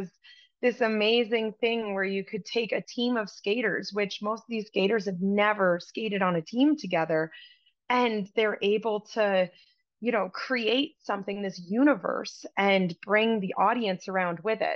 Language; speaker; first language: English; native; English